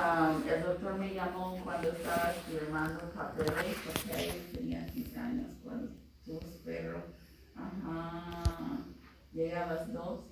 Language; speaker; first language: Spanish; non-native, fluent; English